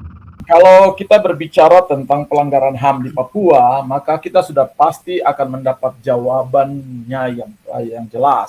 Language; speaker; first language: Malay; non-native, local second language; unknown